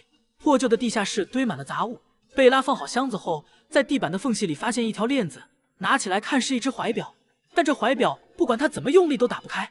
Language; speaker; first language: Chinese; native; Chinese